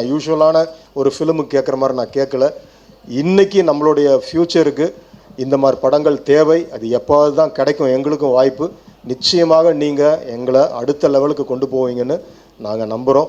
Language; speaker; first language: Tamil; native; Tamil